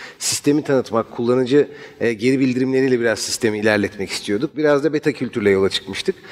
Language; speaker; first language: Turkish; native; Turkish